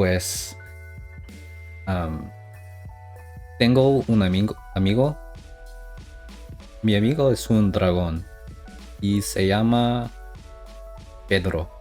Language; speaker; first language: Spanish; non-native, learner; English